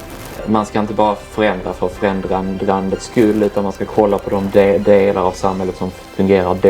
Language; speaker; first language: Swedish; native; Swedish